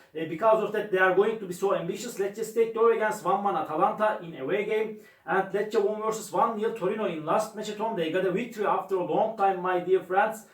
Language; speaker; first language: English; non-native, learner; Turkish